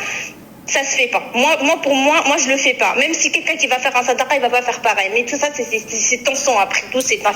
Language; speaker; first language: French; native; French